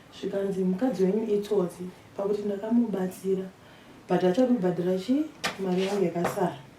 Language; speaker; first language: Shona; early bilingual, other home language; Nyanja